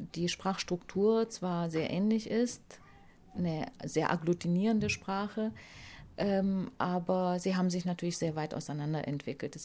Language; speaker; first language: German; non-native, fluent; Hungarian